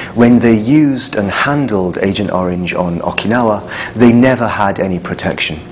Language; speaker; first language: English; native; English